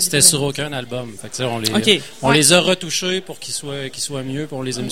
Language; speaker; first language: French; native; French